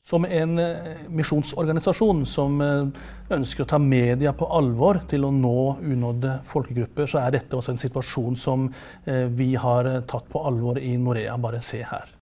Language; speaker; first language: Norwegian; native; Norwegian